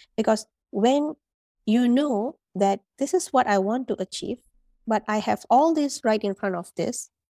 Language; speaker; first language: English; non-native, local second language; Tamil